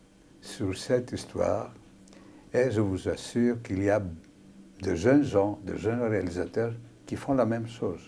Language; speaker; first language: French; non-native, fluent; Greek